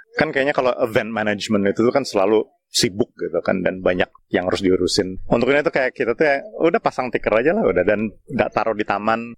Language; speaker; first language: Indonesian; native; Indonesian